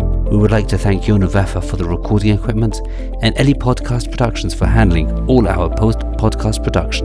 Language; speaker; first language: English; native; English